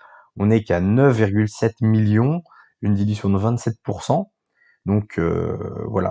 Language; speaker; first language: French; native; French